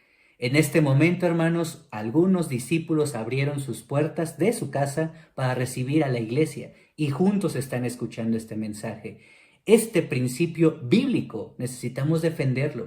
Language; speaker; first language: Spanish; native; Spanish